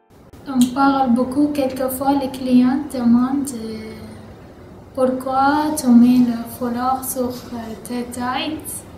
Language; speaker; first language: French; non-native, learner; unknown